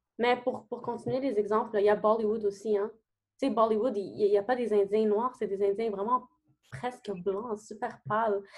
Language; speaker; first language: French; early bilingual, other home language; Arabic